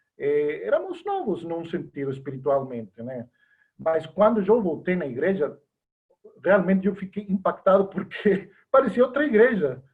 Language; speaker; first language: Portuguese; non-native, fluent; Spanish